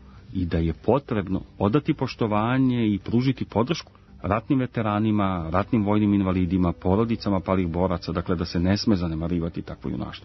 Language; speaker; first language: Croatian; native; Croatian